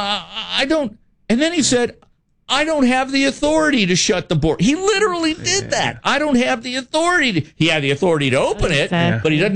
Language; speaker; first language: English; native; English